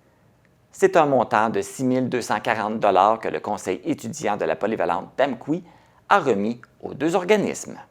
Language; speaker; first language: French; native; French